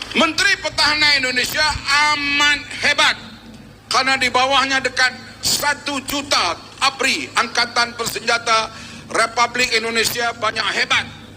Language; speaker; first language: Malay; native; Malay